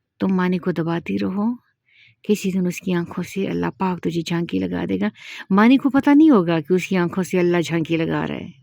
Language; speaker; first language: Urdu; non-native, local second language; Pashto